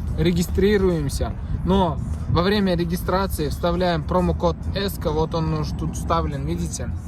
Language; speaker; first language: Russian; non-native, fluent; Turkmen